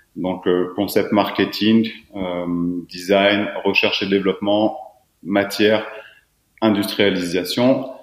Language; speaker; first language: French; native; French